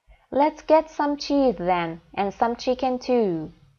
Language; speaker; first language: English; non-native, fluent; Persian